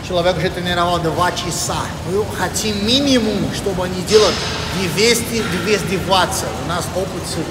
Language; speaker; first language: Russian; non-native, learner; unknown